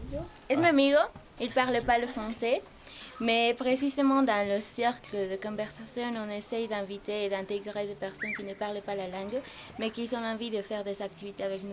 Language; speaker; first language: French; non-native, fluent; Spanish